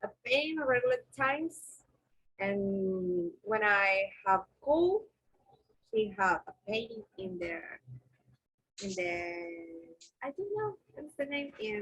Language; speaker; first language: English; non-native, learner; Spanish